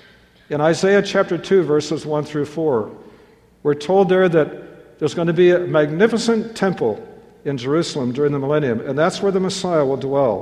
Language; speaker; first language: English; native; English